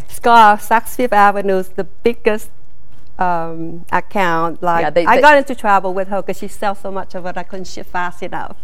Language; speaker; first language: English; non-native, learner; Vietnamese